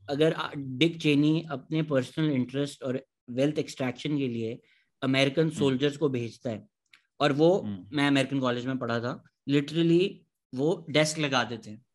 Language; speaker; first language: Urdu; native; Urdu